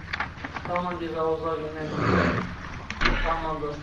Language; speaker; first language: German; non-native, learner; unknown